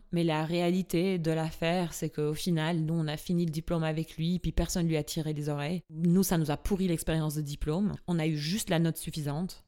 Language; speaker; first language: French; non-native, fluent; Albanian